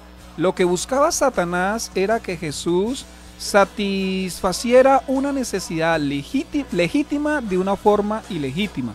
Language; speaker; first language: Spanish; native; Spanish